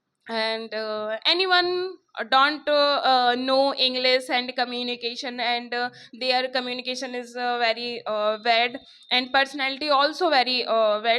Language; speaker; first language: English; non-native, local second language; Hindi